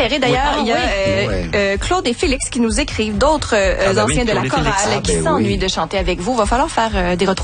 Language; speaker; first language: French; native; French